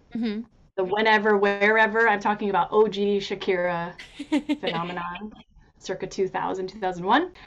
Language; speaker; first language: English; native; English